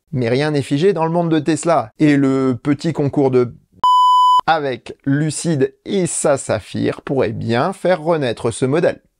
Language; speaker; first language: French; native; French